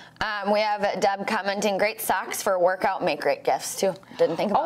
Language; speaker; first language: English; native; English